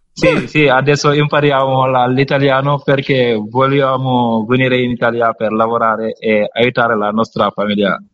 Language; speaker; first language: Italian; non-native, learner; Wolof